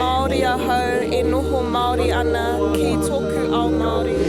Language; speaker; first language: Māori; non-native, local second language; English